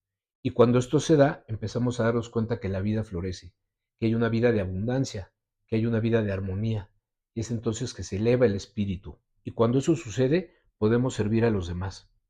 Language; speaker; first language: Spanish; native; Spanish